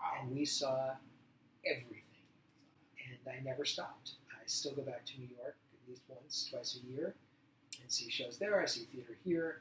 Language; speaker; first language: English; native; English